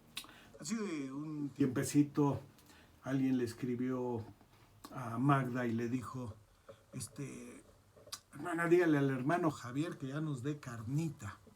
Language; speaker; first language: Spanish; native; Spanish